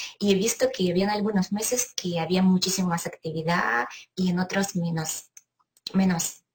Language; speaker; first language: Spanish; non-native, fluent; Ukrainian